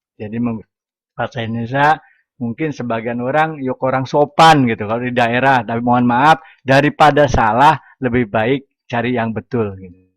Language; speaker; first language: Indonesian; non-native, local second language; Sundanese